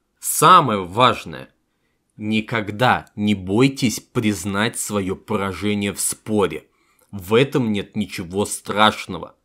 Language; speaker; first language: Russian; native; Russian